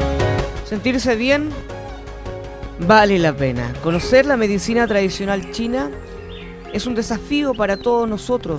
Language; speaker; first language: Spanish; native; Spanish